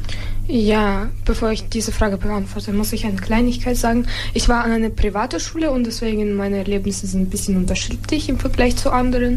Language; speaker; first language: German; non-native, fluent; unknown